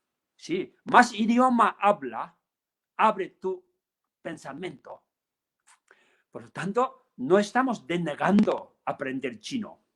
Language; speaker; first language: Spanish; non-native, learner; Tibetan